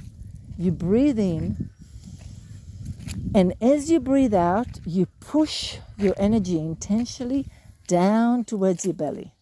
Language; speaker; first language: English; native; English